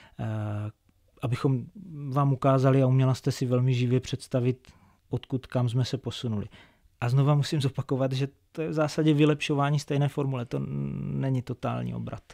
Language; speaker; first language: Czech; native; Czech